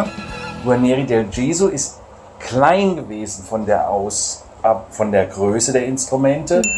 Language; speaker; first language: German; native; German